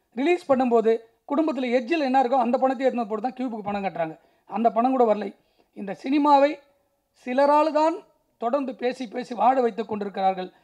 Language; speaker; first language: Tamil; native; Tamil